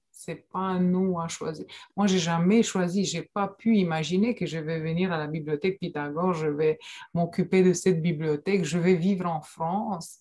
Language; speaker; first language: French; non-native, fluent; Romanian